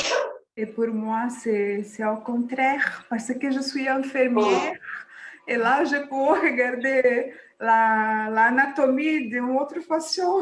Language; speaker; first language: French; non-native, fluent; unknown